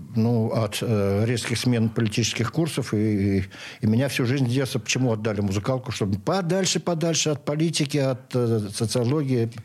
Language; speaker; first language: Russian; native; Russian